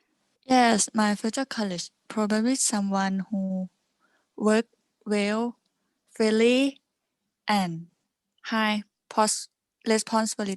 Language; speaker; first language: English; non-native, learner; Thai